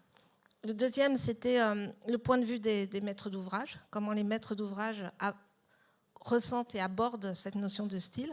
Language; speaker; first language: French; native; French